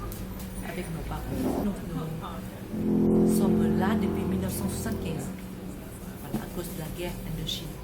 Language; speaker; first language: French; early bilingual, other home language; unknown